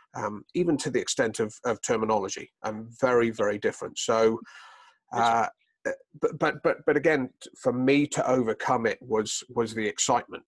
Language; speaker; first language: English; native; English